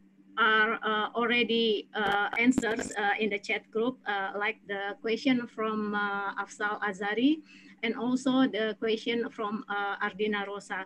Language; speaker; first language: English; non-native, fluent; Indonesian